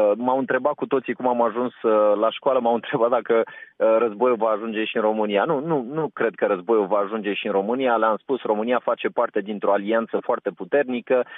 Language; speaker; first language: Romanian; native; Romanian